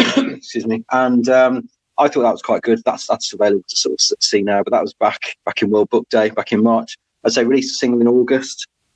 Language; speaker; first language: English; native; English